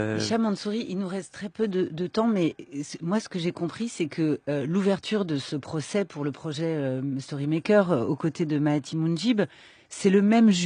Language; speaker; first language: French; native; French